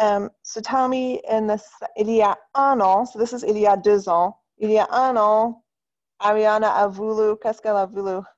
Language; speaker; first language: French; non-native, fluent; English